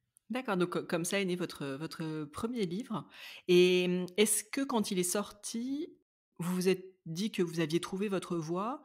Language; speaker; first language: French; native; French